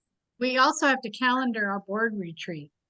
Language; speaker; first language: English; native; English